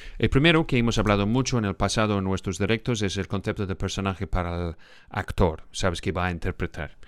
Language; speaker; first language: Spanish; non-native, fluent; English